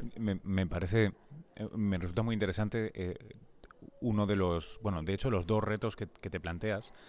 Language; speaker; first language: Spanish; native; Spanish